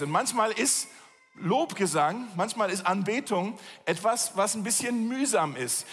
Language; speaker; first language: German; native; German